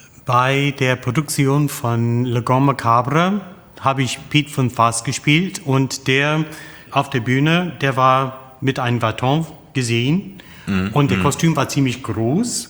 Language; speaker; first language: German; non-native, fluent; English